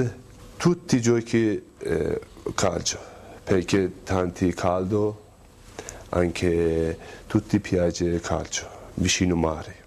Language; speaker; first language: Italian; non-native, learner; Persian